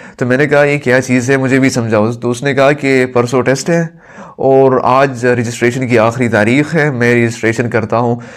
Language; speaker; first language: Urdu; non-native, local second language; Pashto